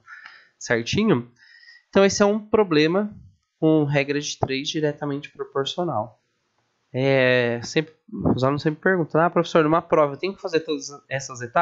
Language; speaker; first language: Portuguese; native; Portuguese